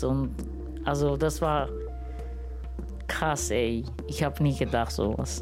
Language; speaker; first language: German; non-native, learner; Romany